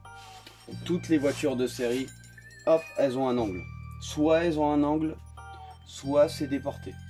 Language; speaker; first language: French; native; French